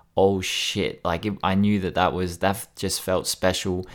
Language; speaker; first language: English; native; English